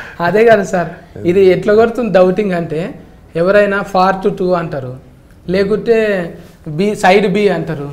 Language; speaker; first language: Telugu; native; Telugu